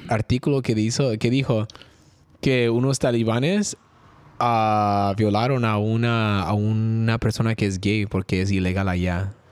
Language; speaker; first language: Spanish; early bilingual, heritage; Spanish